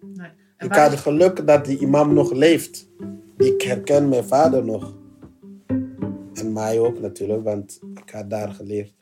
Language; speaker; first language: Dutch; non-native, learner; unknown